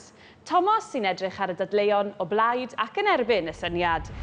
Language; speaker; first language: Welsh; native; Welsh